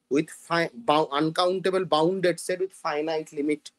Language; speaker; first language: English; non-native, local second language; Bangla